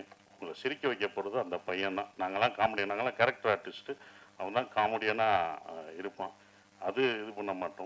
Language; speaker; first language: Tamil; native; Tamil